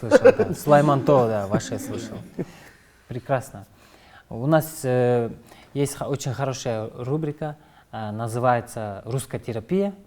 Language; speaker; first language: Russian; non-native, local second language; Kyrgyz